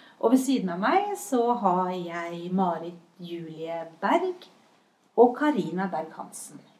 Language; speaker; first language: Norwegian; native; Norwegian